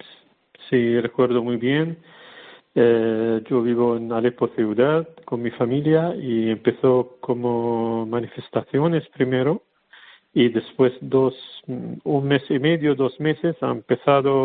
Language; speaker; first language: Spanish; non-native, learner; Arabic